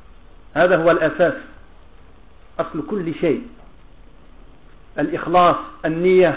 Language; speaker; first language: Arabic; non-native, fluent; French